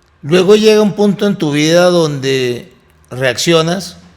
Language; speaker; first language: Spanish; native; Spanish